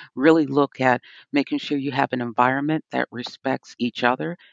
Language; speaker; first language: English; native; English